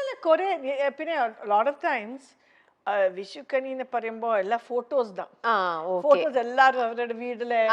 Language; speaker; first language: Malayalam; non-native, fluent; Kannada